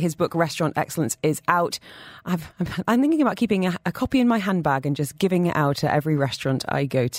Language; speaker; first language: English; native; English